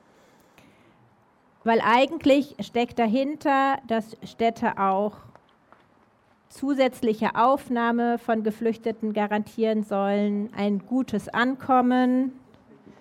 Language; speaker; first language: German; native; German